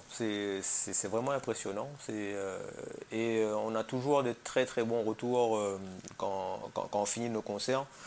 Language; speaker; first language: French; native; French